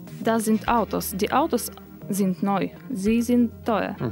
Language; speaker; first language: German; non-native, learner; Russian